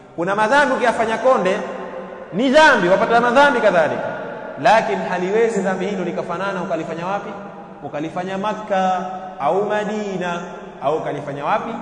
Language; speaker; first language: Swahili; native; Swahili